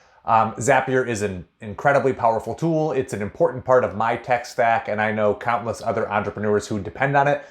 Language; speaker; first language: English; native; English